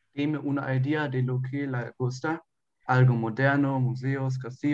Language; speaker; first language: Spanish; non-native, learner; German